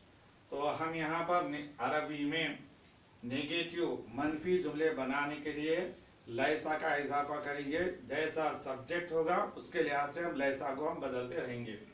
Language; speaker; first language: Hindi; non-native, fluent; Urdu